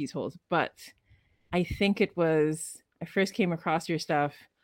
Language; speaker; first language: English; non-native, local second language; Filipino